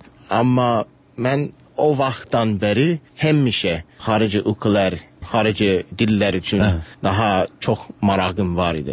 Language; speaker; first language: Turkish; non-native, fluent; English